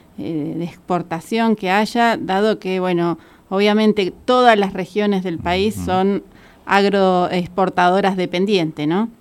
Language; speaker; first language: Spanish; native; Spanish